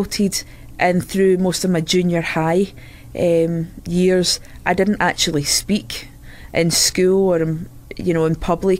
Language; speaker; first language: English; native; English